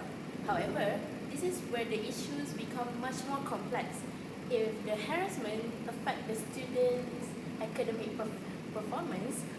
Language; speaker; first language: English; non-native, local second language; Malay